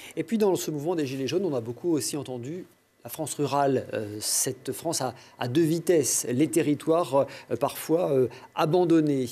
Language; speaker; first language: French; native; French